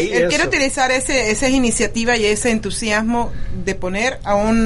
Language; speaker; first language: Spanish; native; Spanish